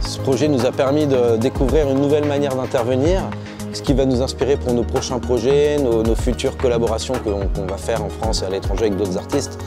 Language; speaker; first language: French; native; French